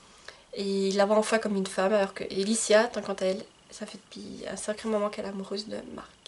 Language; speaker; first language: French; native; French